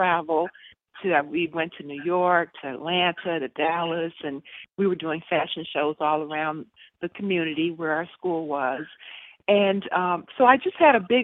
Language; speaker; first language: English; native; English